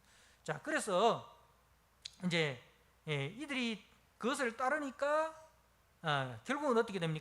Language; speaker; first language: Korean; native; Korean